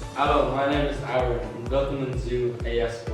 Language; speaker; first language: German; non-native, learner; English